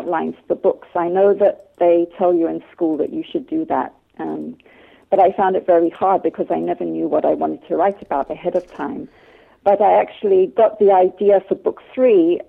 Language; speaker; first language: English; native; English